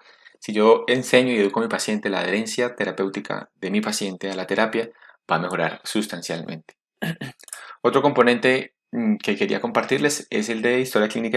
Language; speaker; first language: Spanish; native; Spanish